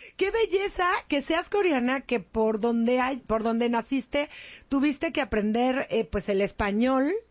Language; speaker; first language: Spanish; native; Spanish